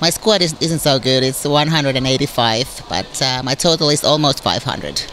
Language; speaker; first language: English; non-native, fluent; Finnish